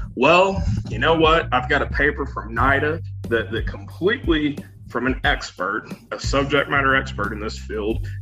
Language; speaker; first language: English; native; English